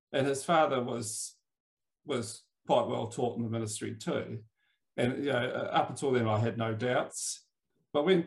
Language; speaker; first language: English; native; English